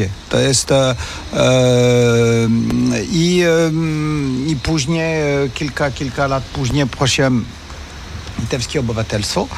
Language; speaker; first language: Polish; non-native, fluent; French